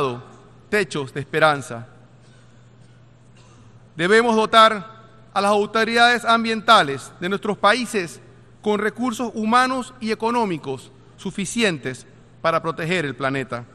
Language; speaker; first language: Spanish; native; Spanish